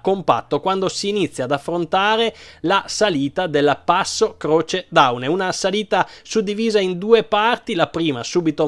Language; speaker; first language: Italian; native; Italian